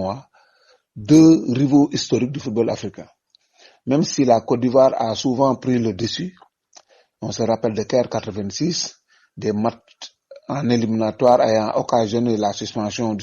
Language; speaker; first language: French; non-native, local second language; Wolof